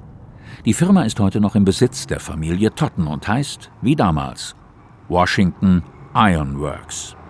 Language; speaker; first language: German; native; German